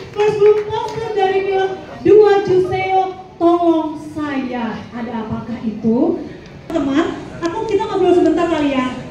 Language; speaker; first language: Indonesian; native; Indonesian